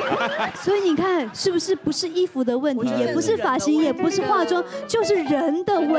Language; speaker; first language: Chinese; native; Chinese